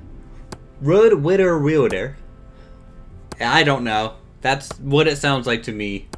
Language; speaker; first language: English; native; English